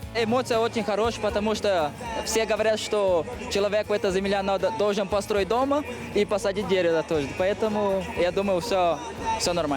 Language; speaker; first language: Russian; non-native, fluent; Portuguese